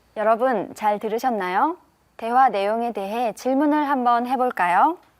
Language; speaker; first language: Korean; native; Korean